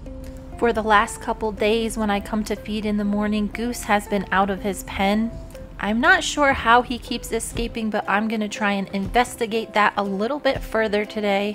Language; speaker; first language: English; native; English